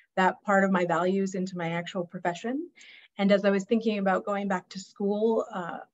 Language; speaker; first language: English; native; English